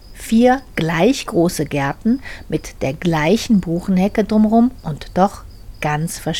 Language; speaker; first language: German; native; German